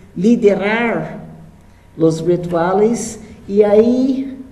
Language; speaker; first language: Spanish; non-native, fluent; English